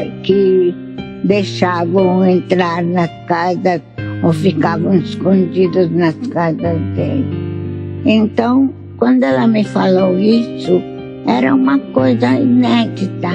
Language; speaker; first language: Portuguese; non-native, fluent; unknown